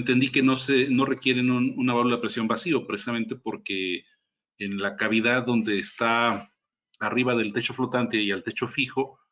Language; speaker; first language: Spanish; native; Spanish